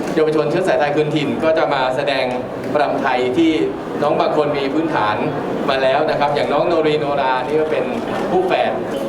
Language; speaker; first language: Thai; native; Thai